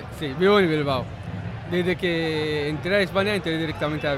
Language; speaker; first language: Spanish; non-native, learner; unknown